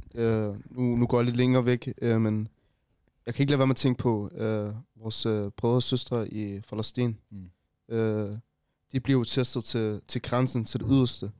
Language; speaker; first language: Danish; early bilingual, other home language; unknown